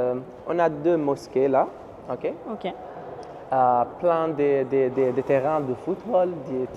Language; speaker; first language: French; non-native, learner; Arabic